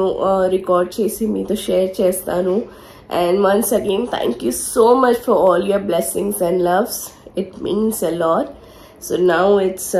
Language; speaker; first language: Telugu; native; Telugu